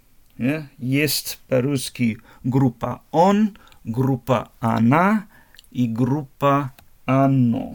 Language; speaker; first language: Russian; non-native, fluent; German